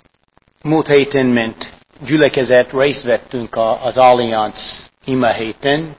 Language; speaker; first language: Hungarian; non-native, fluent; English